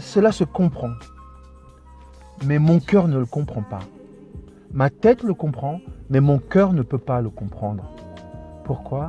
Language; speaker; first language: French; early bilingual, other home language; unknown